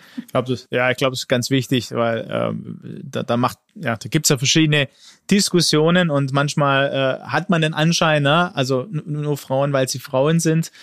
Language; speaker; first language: German; early bilingual, other home language; Greek